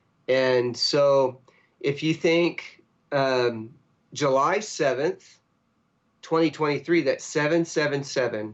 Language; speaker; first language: English; native; English